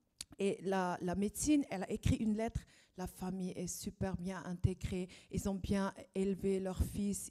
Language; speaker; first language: French; non-native, fluent; German